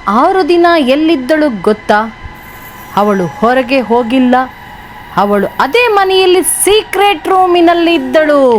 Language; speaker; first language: Kannada; native; Kannada